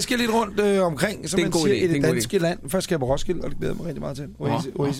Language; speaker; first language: Danish; native; Danish